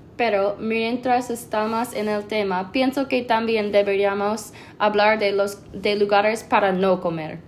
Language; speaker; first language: Spanish; non-native, learner; English